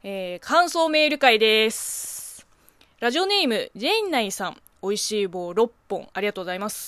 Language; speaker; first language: Japanese; non-native, fluent; Chinese